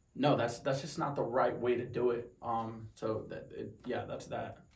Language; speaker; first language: English; native; English